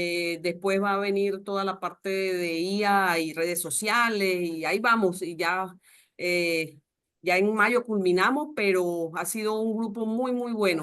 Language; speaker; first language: Spanish; native; Spanish